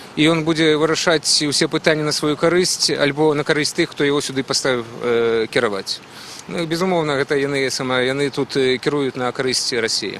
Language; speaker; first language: Belarusian; native; Belarusian